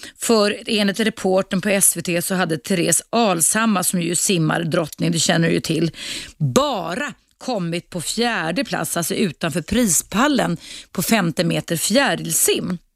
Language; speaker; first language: Swedish; native; Swedish